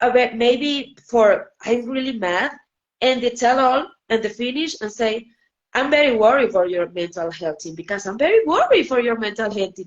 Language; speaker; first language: English; non-native, learner; Spanish